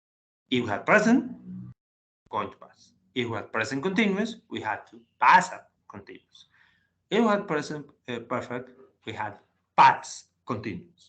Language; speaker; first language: English; non-native, learner; Spanish